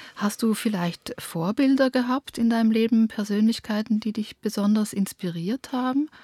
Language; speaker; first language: German; native; German